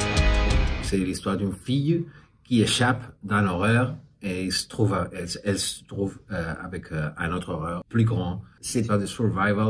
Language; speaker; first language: French; non-native, fluent; Spanish